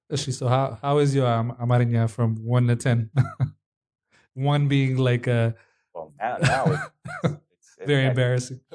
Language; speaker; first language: English; non-native, fluent; Amharic